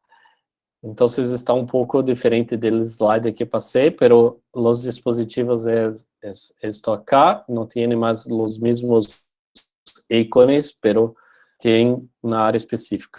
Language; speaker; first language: Spanish; non-native, learner; Portuguese